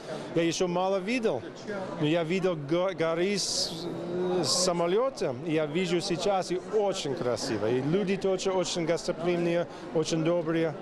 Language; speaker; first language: Russian; non-native, fluent; English